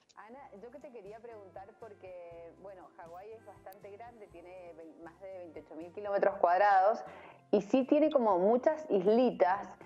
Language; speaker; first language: Spanish; native; Spanish